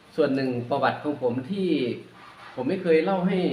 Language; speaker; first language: Thai; non-native, local second language; Northeastern Thai